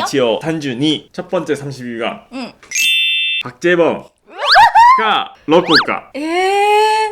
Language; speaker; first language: Korean; native; Korean